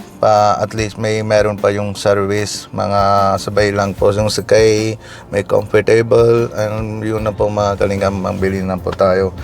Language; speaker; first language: Filipino; non-native, learner; Punjabi